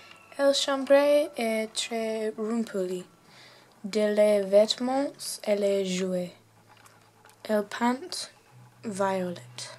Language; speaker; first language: French; non-native, learner; English